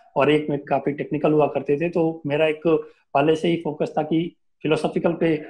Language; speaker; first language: Hindi; native; Hindi